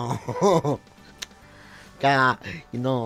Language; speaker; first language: Catalan; non-native, local second language; Spanish